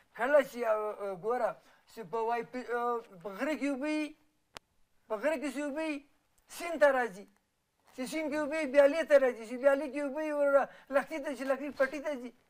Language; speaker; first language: Pashto; native; Pashto